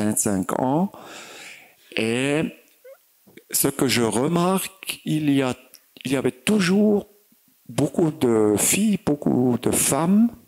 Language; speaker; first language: French; non-native, fluent; German